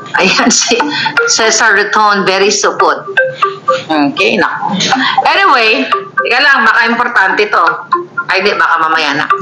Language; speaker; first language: Filipino; non-native, local second language; Cebuano